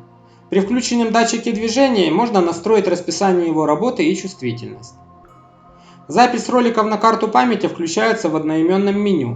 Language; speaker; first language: Russian; native; Russian